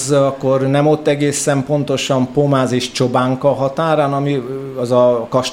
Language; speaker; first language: Hungarian; native; Hungarian